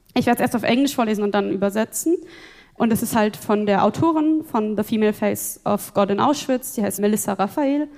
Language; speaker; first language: German; native; German